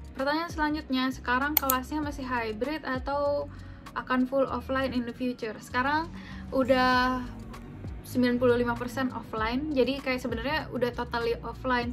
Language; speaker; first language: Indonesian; native; Indonesian